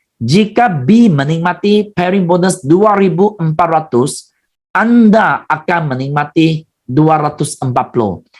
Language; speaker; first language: Malay; non-native, local second language; Chinese